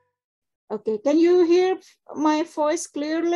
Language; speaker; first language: English; non-native, fluent; Indonesian